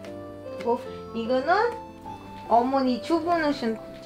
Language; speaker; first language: Korean; non-native, learner; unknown